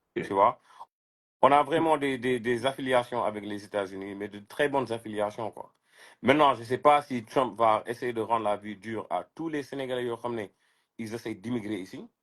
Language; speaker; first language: French; non-native, local second language; Wolof